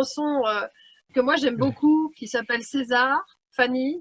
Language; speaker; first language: French; native; French